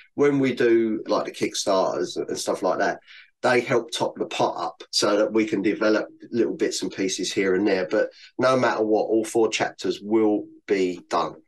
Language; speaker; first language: English; native; English